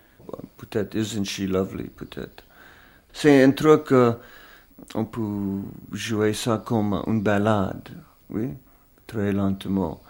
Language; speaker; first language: French; non-native, fluent; English